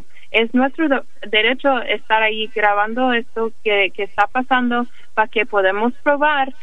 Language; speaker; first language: Spanish; early bilingual, heritage; English